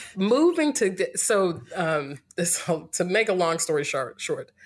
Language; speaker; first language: English; native; English